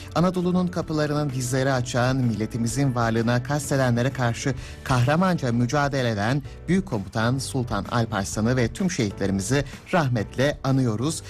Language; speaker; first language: Turkish; native; Turkish